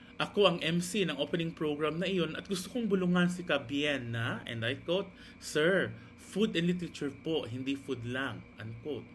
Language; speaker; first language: Filipino; non-native, local second language; Hiligaynon